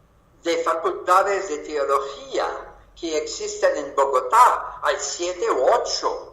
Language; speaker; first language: Spanish; non-native, fluent; French